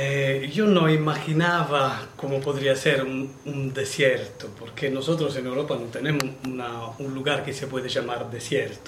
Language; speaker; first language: Spanish; non-native, learner; Italian